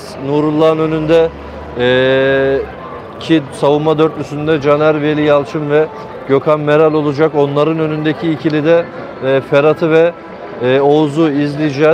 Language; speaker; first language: Turkish; native; Turkish